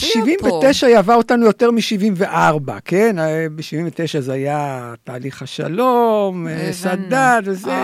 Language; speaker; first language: Hebrew; native; Hebrew